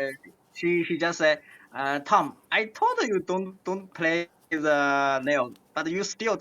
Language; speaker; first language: English; non-native, learner; Chinese